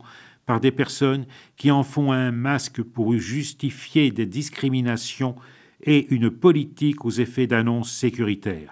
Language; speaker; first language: French; native; French